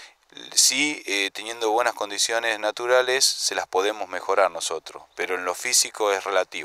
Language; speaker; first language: Spanish; native; Spanish